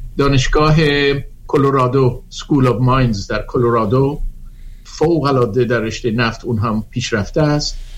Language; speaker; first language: Persian; native; Persian